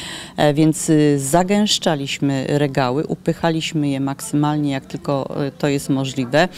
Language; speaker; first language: Polish; native; Polish